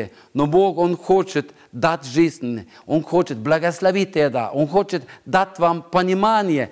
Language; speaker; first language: Russian; non-native, fluent; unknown